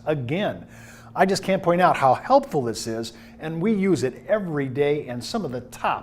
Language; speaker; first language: English; native; English